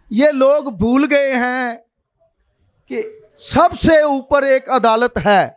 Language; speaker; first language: Hindi; non-native, local second language; Punjabi